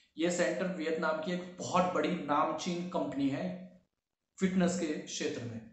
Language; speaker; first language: Hindi; native; Hindi